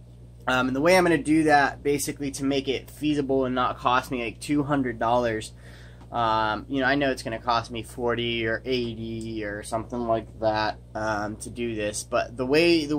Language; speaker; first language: English; native; English